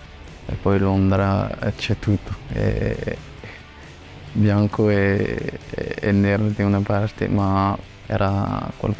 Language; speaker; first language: Italian; non-native, fluent; French